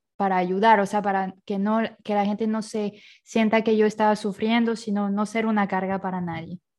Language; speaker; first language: Spanish; non-native, fluent; French